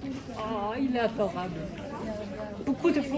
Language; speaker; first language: French; non-native, fluent; Chinese